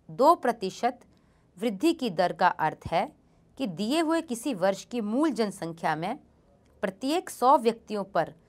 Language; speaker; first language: Hindi; native; Hindi